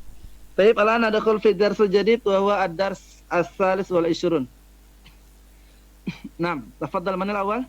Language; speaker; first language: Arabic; non-native, fluent; Indonesian